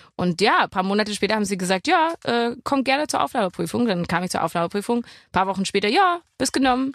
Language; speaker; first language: German; non-native, fluent; English